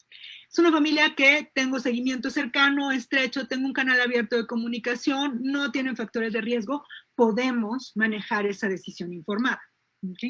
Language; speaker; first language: Spanish; native; Spanish